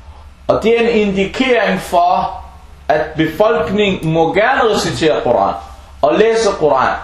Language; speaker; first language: Danish; early bilingual, other home language; Arabic